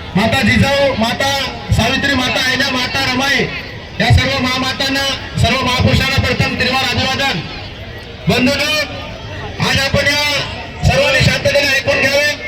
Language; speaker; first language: Marathi; non-native, local second language; Lambadi